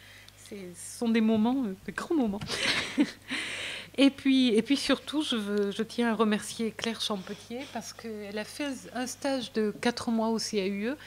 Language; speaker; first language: French; native; French